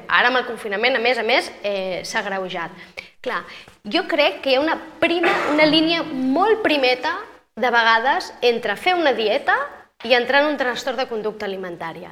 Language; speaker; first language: Catalan; native; Catalan